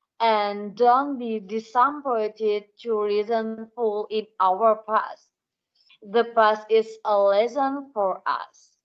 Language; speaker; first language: English; non-native, learner; Indonesian